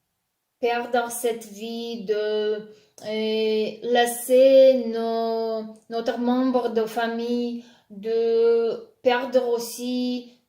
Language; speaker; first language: French; non-native, fluent; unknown